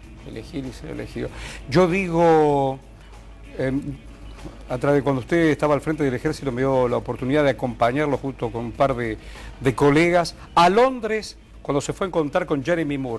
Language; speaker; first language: Spanish; native; Spanish